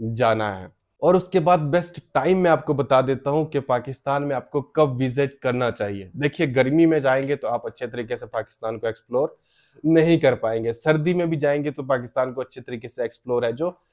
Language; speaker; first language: Hindi; native; Hindi